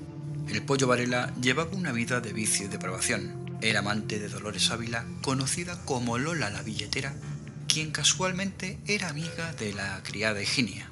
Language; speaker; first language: Spanish; native; Spanish